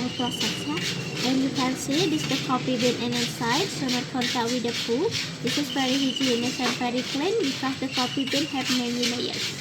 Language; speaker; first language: English; non-native, local second language; Indonesian